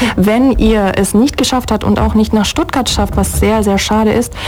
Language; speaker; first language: German; native; German